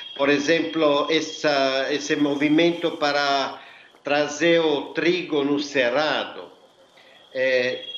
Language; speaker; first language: Portuguese; non-native, fluent; Italian